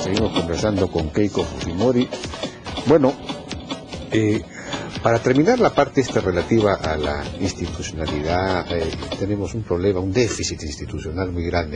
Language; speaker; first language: Spanish; native; Spanish